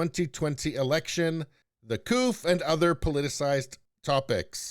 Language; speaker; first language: English; native; English